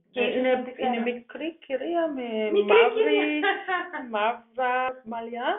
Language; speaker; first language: Greek; non-native, learner; German